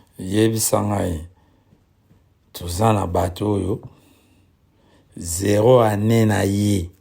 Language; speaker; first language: Lingala; native; Lingala